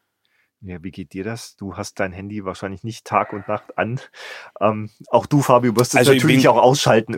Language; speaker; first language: German; native; German